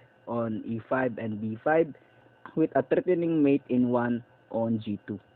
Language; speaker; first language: English; non-native, local second language; Filipino